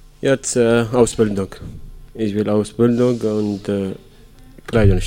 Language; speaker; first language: German; non-native, learner; Arabic